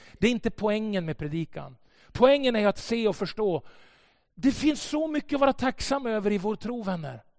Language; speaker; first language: Swedish; native; Swedish